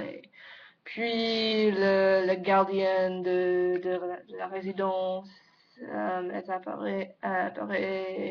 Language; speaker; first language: French; non-native, learner; English